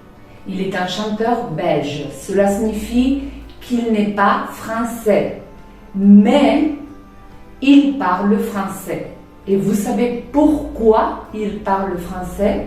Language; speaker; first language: French; non-native, fluent; Spanish